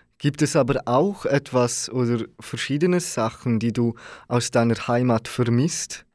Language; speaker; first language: German; native; German